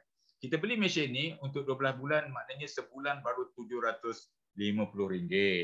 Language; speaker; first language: Malay; native; Malay